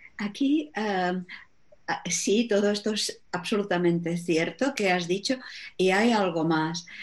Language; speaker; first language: Spanish; non-native, fluent; Czech